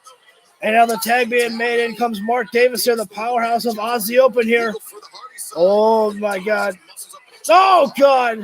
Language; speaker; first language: English; native; English